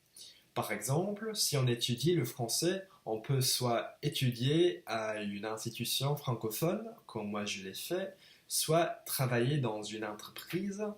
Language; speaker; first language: French; non-native, fluent; English